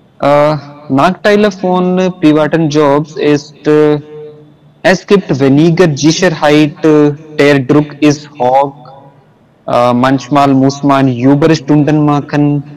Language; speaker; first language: German; non-native, learner; Hindi